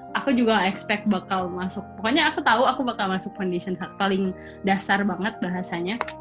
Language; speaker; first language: Indonesian; native; Indonesian